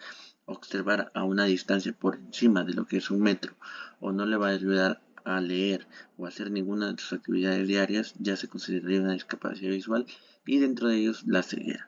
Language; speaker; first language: Spanish; native; Spanish